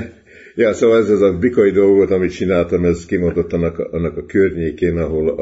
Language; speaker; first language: Hungarian; early bilingual, heritage; Hungarian